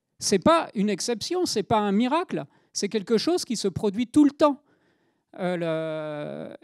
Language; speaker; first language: French; native; French